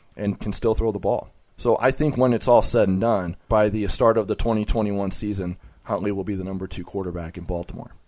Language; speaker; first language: English; native; English